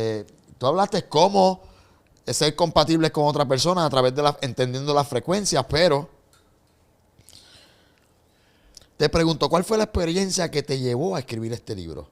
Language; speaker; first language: Spanish; native; Spanish